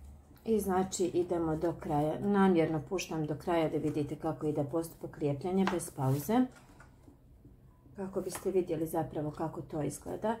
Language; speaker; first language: Croatian; native; Croatian